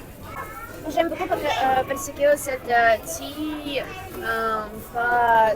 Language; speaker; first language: French; non-native, learner; Russian